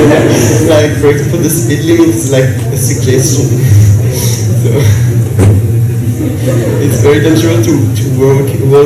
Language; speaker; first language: English; non-native, learner; French